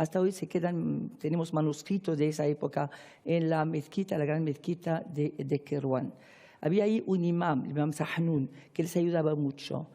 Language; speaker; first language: Spanish; non-native, fluent; Arabic